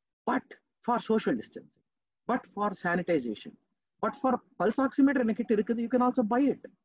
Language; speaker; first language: English; non-native, local second language; Telugu